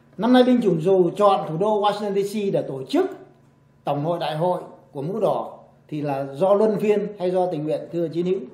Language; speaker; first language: Vietnamese; native; Vietnamese